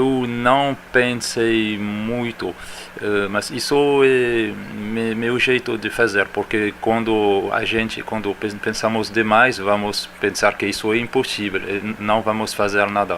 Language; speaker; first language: Portuguese; non-native, fluent; French